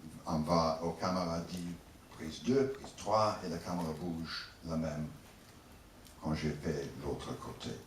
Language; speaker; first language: French; non-native, learner; English